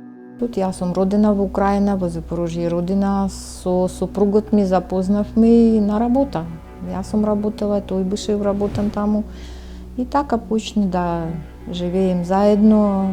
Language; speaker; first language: Macedonian; non-native, learner; Russian